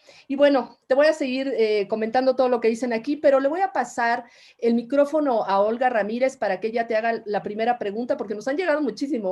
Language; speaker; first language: Spanish; native; Spanish